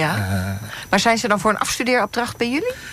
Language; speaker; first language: Dutch; native; Dutch